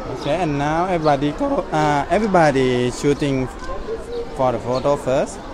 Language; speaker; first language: English; non-native, learner; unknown